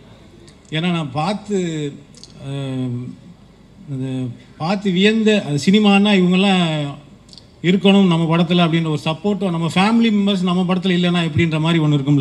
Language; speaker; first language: Tamil; native; Tamil